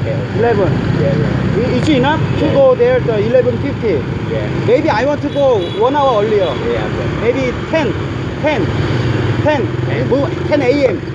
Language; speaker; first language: English; non-native, learner; Korean